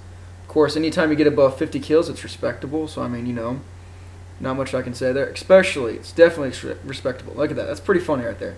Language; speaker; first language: English; native; English